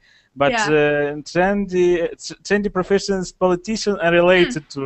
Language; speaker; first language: English; non-native, learner; Russian